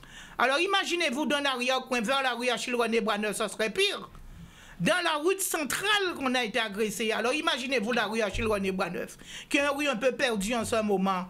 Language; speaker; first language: French; non-native, local second language; Guadeloupean Creole French